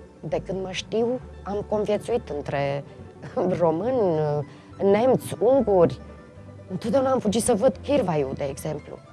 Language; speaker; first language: Romanian; non-native, local second language; Serbian